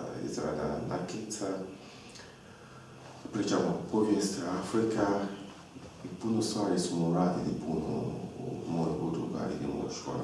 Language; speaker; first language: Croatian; non-native, learner; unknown